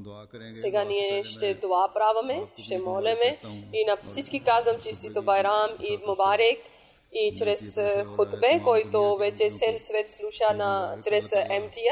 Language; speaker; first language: Bulgarian; non-native, local second language; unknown